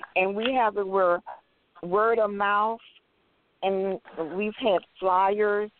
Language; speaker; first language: English; native; English